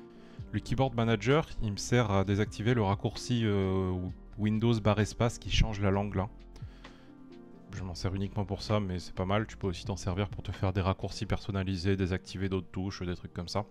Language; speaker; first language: French; native; French